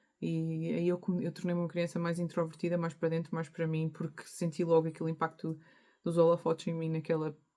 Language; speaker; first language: Portuguese; native; Portuguese